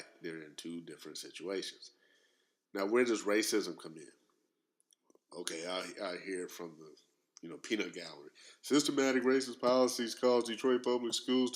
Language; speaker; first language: English; native; English